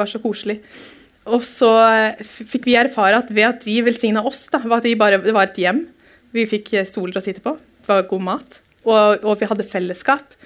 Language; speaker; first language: Norwegian; native; Norwegian